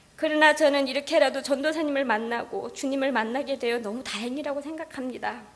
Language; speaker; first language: Korean; native; Korean